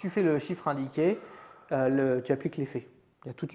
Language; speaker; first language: French; native; French